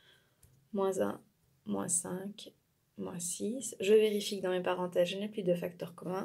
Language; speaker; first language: French; native; French